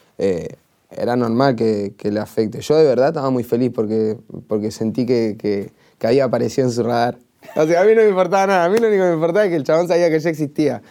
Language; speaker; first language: Spanish; native; Spanish